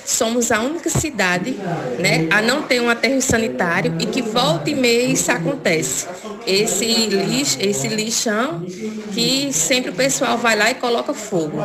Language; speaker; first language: Portuguese; native; Portuguese